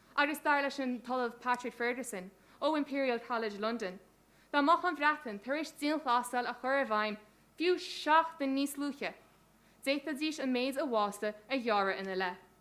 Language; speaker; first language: Irish; native; Irish